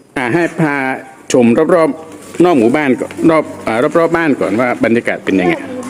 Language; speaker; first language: Thai; non-native, local second language; Khmer